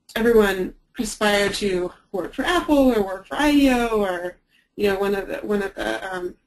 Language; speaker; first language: English; native; English